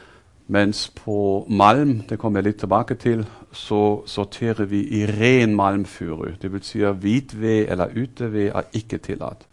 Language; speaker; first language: Norwegian; non-native, fluent; German